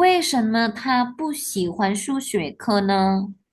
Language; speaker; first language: Chinese; non-native, fluent; Indonesian